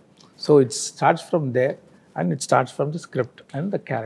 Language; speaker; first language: Telugu; non-native, fluent; Tamil